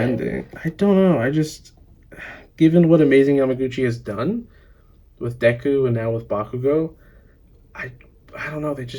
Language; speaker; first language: English; native; English